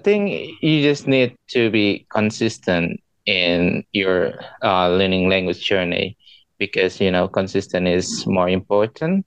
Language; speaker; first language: English; non-native, learner; Indonesian